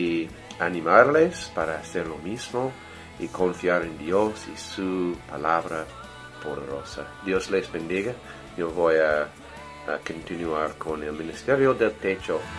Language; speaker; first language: Spanish; non-native, learner; English